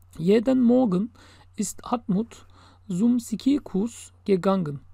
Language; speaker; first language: German; non-native, fluent; Turkish